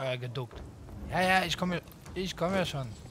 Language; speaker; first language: German; native; German